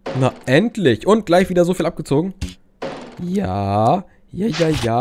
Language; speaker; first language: German; native; German